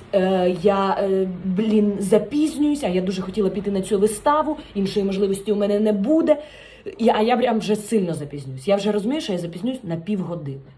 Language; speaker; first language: Ukrainian; non-native, local second language; Russian